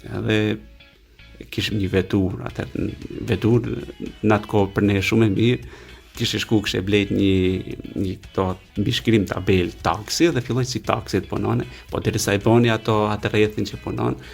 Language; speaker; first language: Albanian; native; Albanian